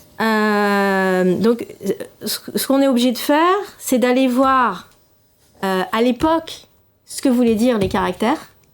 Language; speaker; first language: French; native; French